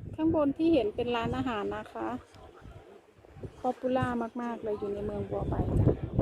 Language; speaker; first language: Thai; native; Thai